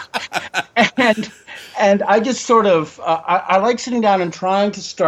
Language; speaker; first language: English; native; English